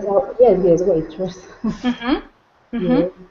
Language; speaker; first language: English; non-native, learner; Spanish